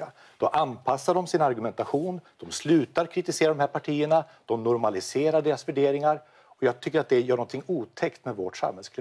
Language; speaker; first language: Swedish; native; Swedish